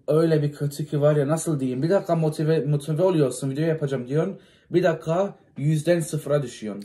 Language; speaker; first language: Turkish; early bilingual, heritage; Turkish